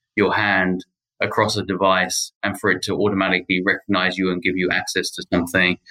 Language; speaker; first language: English; native; English